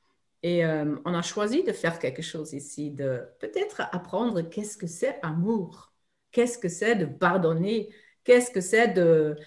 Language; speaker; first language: French; non-native, fluent; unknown